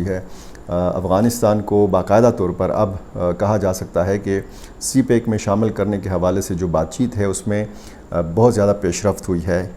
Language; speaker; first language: Urdu; native; Urdu